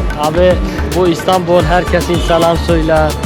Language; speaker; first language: Turkish; non-native, learner; Kurdish